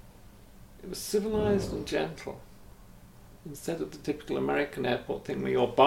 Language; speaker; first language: English; native; English